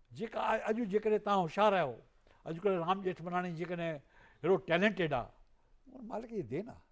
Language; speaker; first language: Sindhi; native; Sindhi